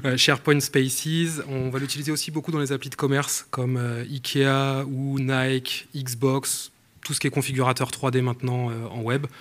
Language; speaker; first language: French; native; French